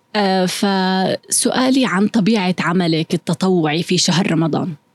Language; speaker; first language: Arabic; early bilingual, heritage; Arabic